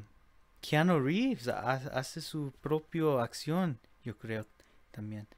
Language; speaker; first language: Spanish; early bilingual, heritage; Spanish